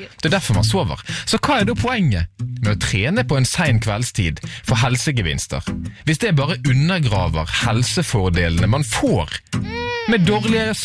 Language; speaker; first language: Norwegian; native; Norwegian